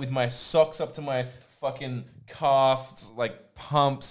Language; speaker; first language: English; non-native, local second language; Croatian